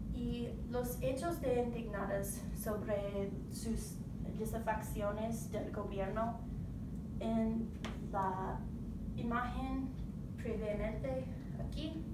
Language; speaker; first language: Spanish; non-native, learner; English